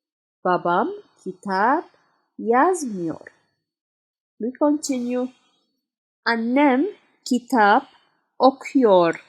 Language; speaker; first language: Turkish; non-native, fluent; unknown